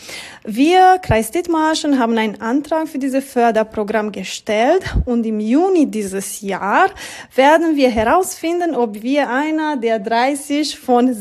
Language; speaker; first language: German; non-native, learner; Romanian